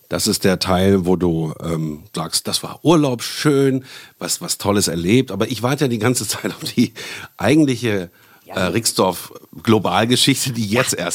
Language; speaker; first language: German; native; German